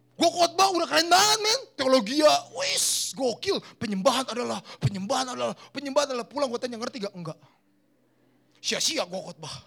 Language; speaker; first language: Indonesian; native; Indonesian